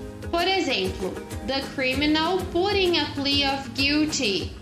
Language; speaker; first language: English; non-native, fluent; Portuguese